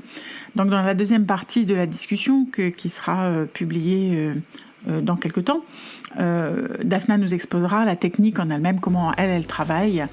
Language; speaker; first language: French; native; French